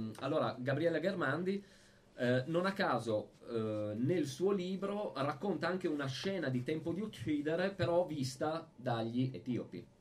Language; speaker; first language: Italian; native; Italian